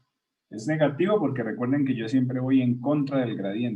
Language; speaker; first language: Spanish; native; Spanish